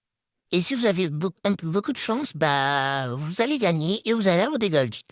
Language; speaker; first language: French; native; French